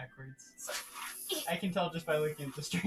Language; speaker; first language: English; native; English